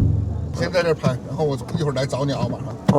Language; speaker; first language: Chinese; native; Chinese